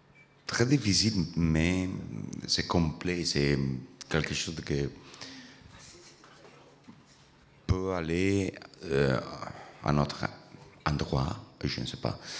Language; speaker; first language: French; non-native, learner; Italian